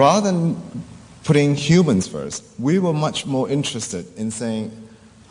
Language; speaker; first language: English; non-native, local second language; Min Nan Chinese